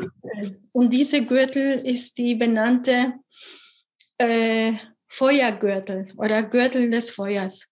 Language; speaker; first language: German; non-native, fluent; Spanish